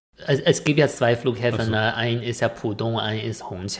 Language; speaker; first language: German; non-native, fluent; Chinese